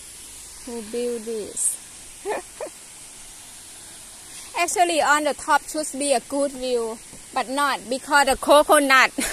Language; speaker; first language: English; non-native, learner; Thai